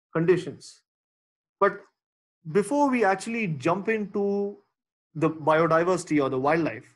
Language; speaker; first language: English; non-native, local second language; Tamil